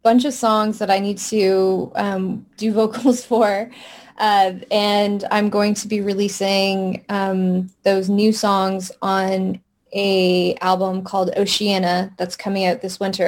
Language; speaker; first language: English; native; English